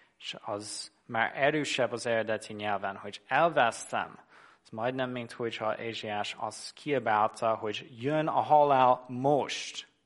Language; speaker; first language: Hungarian; non-native, fluent; English